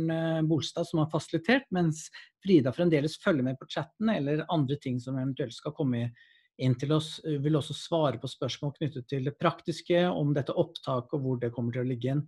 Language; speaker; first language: Norwegian; native; Norwegian